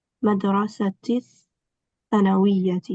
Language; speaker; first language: Arabic; non-native, learner; English